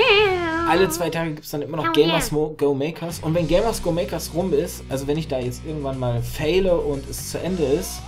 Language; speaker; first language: German; native; German